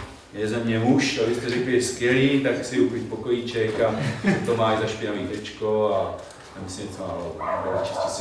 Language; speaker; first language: Czech; native; Czech